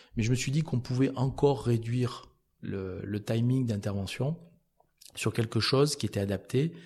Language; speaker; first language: French; native; French